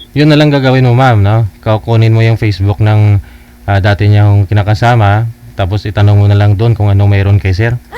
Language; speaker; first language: Filipino; native; Filipino